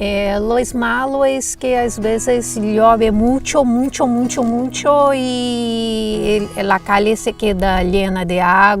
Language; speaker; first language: Spanish; non-native, learner; Portuguese